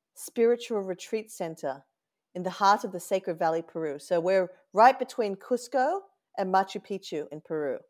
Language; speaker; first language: English; native; English